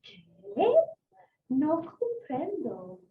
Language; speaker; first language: Spanish; non-native, fluent; English